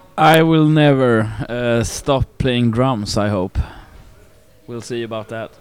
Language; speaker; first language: English; non-native, fluent; Swedish